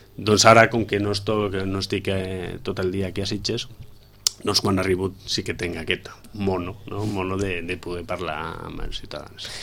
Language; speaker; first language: Catalan; non-native, local second language; Spanish